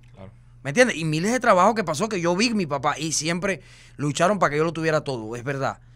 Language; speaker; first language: Spanish; native; Spanish